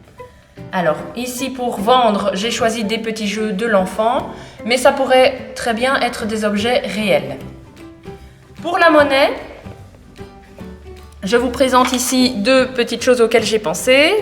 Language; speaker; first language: French; native; French